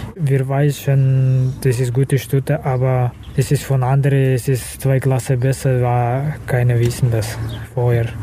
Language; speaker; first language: German; non-native, fluent; Russian